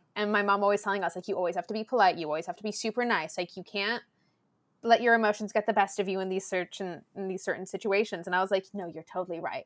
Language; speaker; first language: English; early bilingual, other home language; Spanish